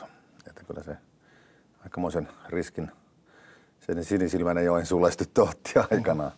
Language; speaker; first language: Finnish; native; Finnish